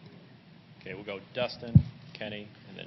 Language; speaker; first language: English; native; English